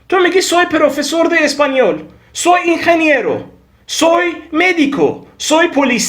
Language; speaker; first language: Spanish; non-native, fluent; Persian